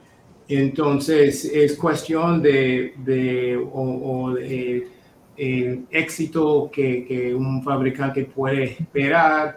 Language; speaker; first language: Spanish; non-native, fluent; English